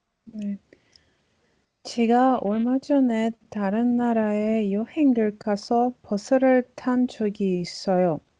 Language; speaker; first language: Korean; non-native, learner; Latvian